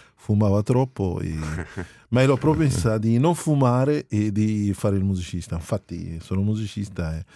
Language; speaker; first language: Italian; non-native, fluent; Arabic